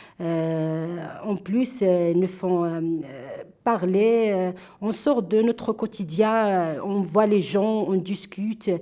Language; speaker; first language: French; non-native, local second language; Arabic